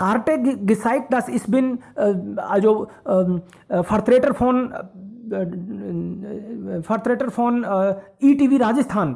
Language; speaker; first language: German; non-native, fluent; Hindi